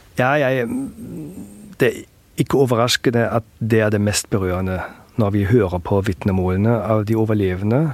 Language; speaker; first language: Norwegian; early bilingual, heritage; German